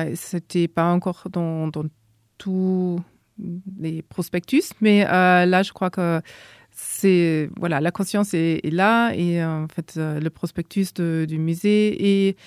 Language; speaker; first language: French; non-native, fluent; German